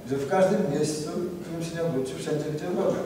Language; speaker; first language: Polish; native; Polish